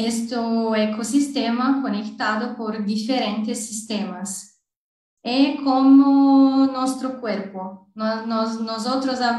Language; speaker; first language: Spanish; non-native, learner; Portuguese